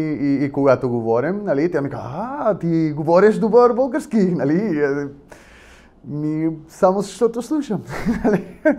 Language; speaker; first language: Bulgarian; non-native, learner; Spanish